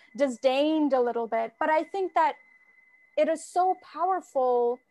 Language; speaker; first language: English; non-native, local second language; Bangla